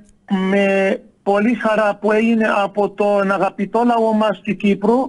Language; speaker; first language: Greek; non-native, fluent; Arabic